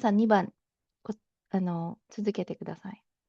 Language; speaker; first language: Japanese; non-native, fluent; Filipino